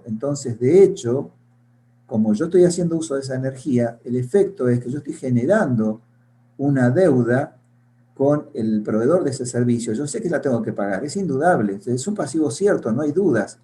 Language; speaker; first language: Spanish; native; Spanish